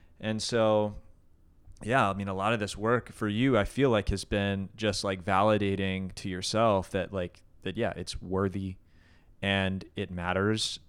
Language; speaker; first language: English; native; English